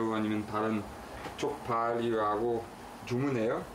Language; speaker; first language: Korean; non-native, learner; French